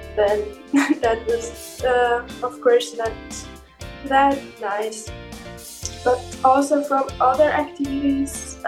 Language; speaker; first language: English; non-native, fluent; Persian